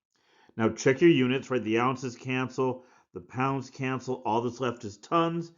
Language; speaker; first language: English; native; English